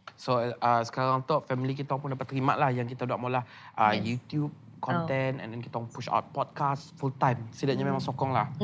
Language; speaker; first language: Malay; native; Malay